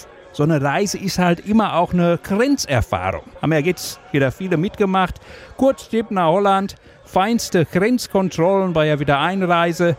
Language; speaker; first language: German; native; German